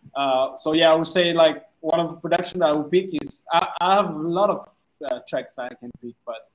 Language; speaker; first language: English; non-native, fluent; French